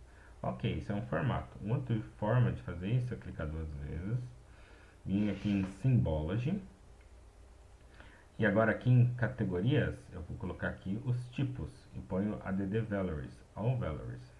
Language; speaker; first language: Portuguese; native; Portuguese